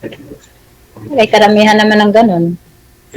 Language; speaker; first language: Filipino; non-native, local second language; Iloko